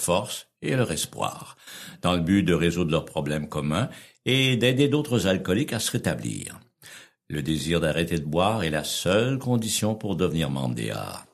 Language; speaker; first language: French; native; French